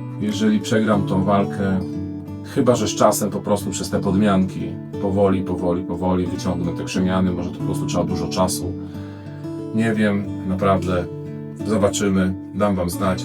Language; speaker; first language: Polish; native; Polish